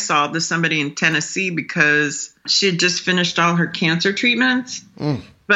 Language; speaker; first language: English; native; English